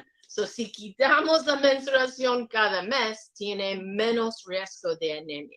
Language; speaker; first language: Spanish; non-native, learner; English